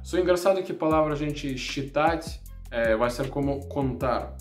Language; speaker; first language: Portuguese; non-native, learner; Russian